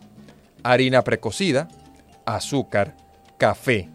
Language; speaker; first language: Spanish; native; Spanish